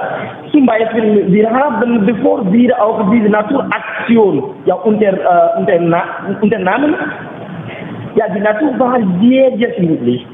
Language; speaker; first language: German; non-native, learner; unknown